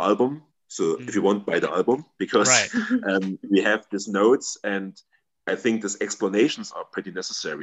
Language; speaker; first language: English; non-native, fluent; German